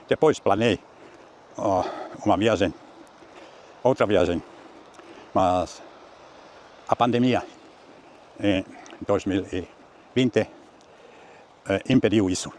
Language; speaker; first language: Portuguese; non-native, learner; Finnish